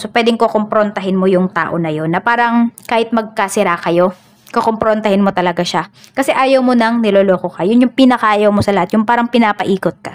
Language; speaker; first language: Filipino; native; Filipino